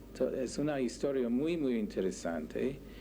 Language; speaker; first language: Spanish; non-native, learner; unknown